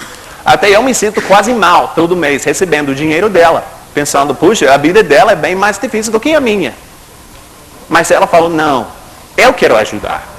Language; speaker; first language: Portuguese; non-native, fluent; English